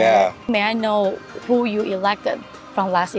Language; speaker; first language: English; non-native, fluent; Chinese